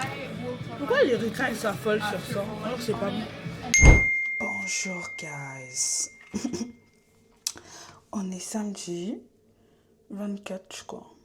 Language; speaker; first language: French; native; French